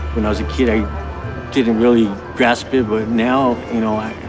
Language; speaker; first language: English; native; English